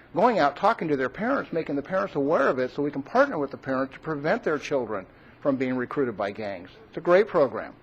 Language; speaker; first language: English; native; English